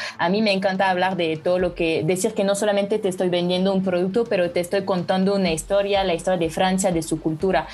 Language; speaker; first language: Spanish; non-native, fluent; French